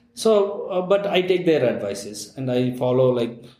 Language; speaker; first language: English; non-native, local second language; Tamil